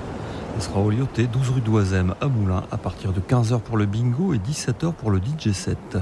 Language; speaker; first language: French; native; French